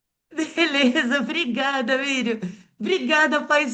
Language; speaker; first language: Portuguese; native; Portuguese